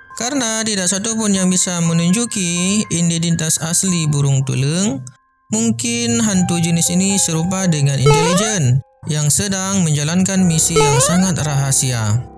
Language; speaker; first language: Malay; non-native, local second language; Achinese